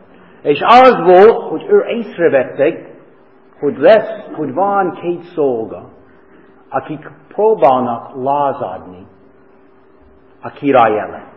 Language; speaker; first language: Hungarian; non-native, fluent; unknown